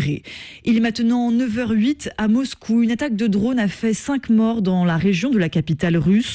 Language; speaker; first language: French; native; French